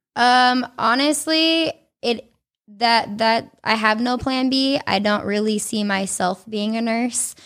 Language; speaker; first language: English; early bilingual, other home language; Italian